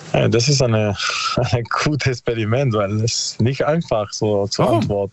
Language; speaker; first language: German; non-native, learner; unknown